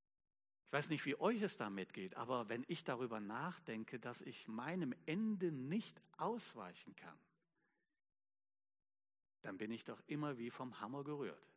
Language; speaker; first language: German; native; German